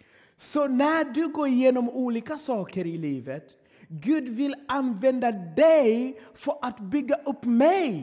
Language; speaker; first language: Swedish; non-native, fluent; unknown